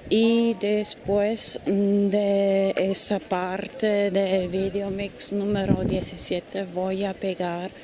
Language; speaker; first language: Spanish; non-native, fluent; German